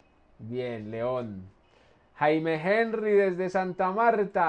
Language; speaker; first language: Spanish; native; Spanish